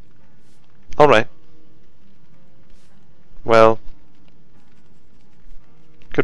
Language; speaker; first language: English; native; English